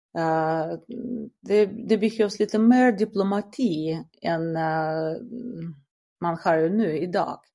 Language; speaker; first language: Swedish; non-native, fluent; Russian